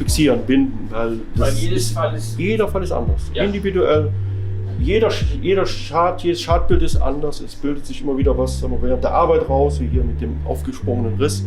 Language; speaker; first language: German; native; German